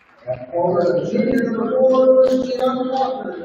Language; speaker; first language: English; native; English